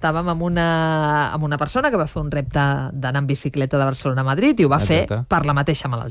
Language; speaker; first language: Catalan; native; Catalan